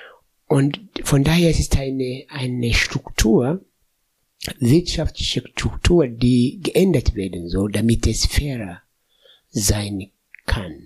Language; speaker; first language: German; non-native, fluent; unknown